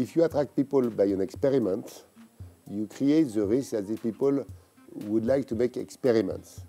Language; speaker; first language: English; non-native, fluent; French